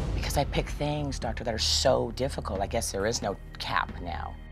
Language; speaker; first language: English; native; English